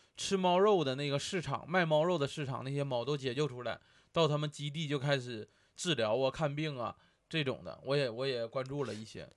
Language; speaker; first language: Chinese; native; Chinese